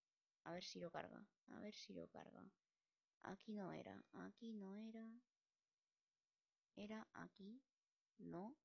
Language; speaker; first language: Spanish; native; Spanish